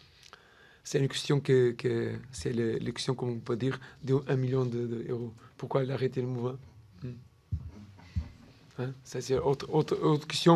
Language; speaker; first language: French; non-native, learner; Portuguese